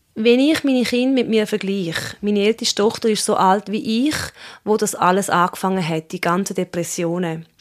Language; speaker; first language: German; early bilingual, other home language; Swiss German